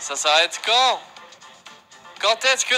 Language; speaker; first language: French; native; French